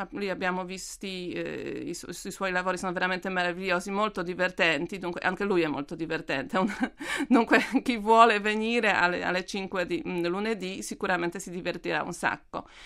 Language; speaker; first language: Italian; non-native, fluent; Polish